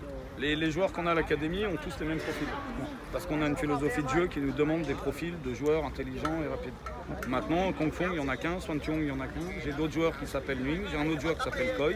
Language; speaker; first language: French; native; French